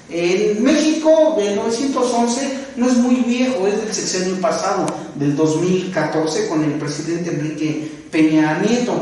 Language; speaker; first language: Spanish; native; Spanish